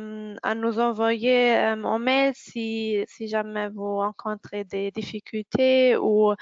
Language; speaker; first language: French; non-native, fluent; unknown